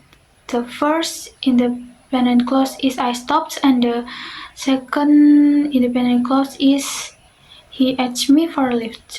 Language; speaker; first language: English; non-native, learner; Indonesian